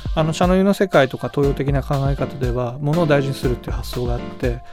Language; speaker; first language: Japanese; native; Japanese